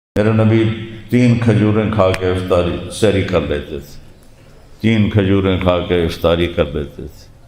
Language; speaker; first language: Urdu; non-native, local second language; Punjabi